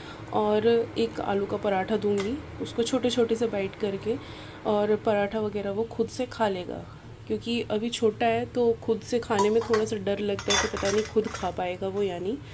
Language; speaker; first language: Hindi; native; Hindi